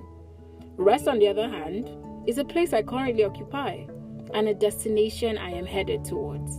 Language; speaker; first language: English; non-native, local second language; Igbo